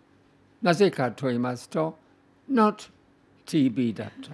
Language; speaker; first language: Japanese; non-native, fluent; English